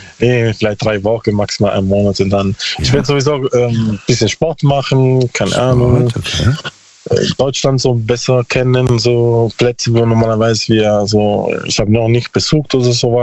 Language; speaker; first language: German; non-native, learner; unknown